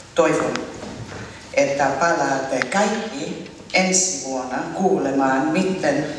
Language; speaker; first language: Finnish; non-native, learner; English